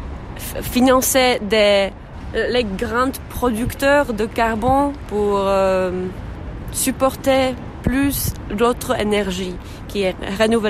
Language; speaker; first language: French; non-native, fluent; Czech